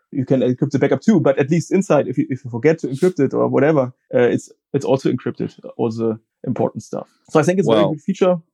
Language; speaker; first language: English; non-native, fluent; German